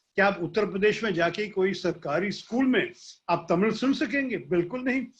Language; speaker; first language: Hindi; non-native, local second language; Malayalam